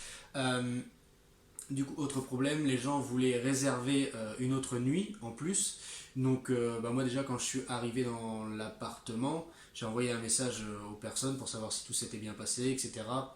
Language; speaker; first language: French; native; French